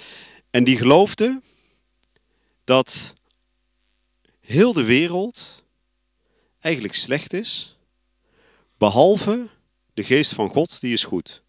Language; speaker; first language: Dutch; native; Dutch